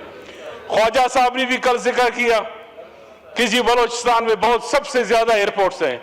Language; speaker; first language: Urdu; non-native, local second language; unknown